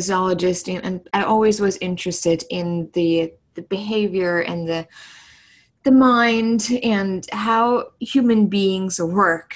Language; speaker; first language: English; non-native, fluent; German